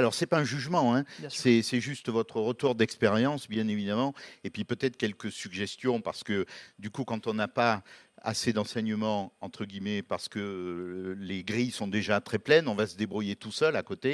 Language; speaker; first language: French; native; French